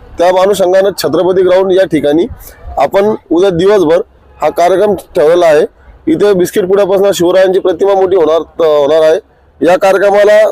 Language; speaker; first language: Marathi; native; Marathi